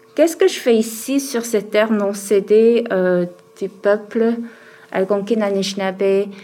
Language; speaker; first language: French; early bilingual, other home language; Korean